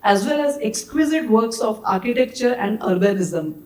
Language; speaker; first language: English; non-native, local second language; Marathi